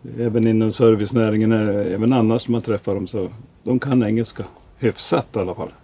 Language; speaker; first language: Swedish; native; Swedish